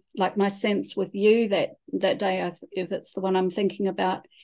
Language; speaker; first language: English; native; English